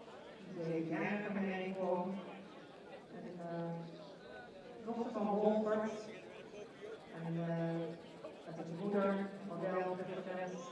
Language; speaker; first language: Dutch; native; Dutch